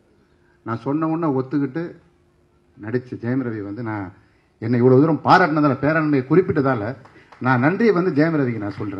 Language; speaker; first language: Tamil; native; Tamil